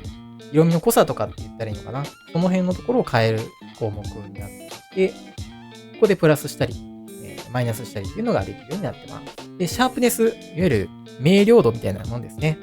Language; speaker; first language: Japanese; native; Japanese